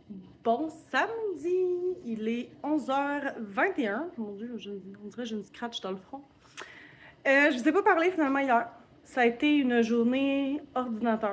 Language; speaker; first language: French; native; French